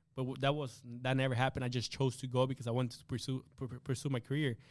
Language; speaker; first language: English; early bilingual, other home language; Spanish